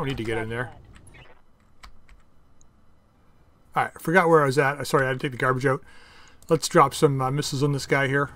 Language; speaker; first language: English; native; English